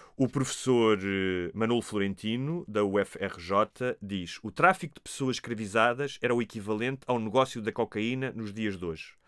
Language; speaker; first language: Portuguese; native; Portuguese